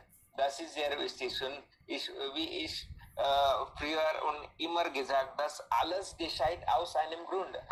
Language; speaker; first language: German; non-native, learner; Hindi